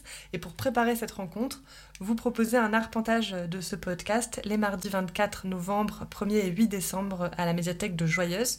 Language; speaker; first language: French; native; French